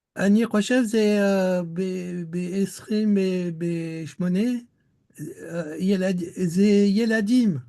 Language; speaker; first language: Hebrew; non-native, learner; French